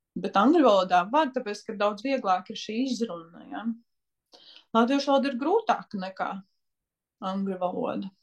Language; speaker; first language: Latvian; native; Latvian